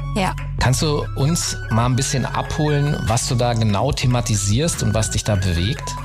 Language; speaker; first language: German; native; German